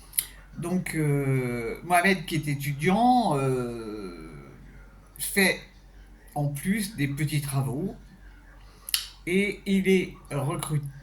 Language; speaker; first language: French; native; French